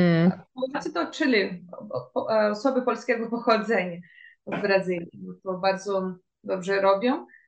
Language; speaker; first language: Polish; early bilingual, heritage; Portuguese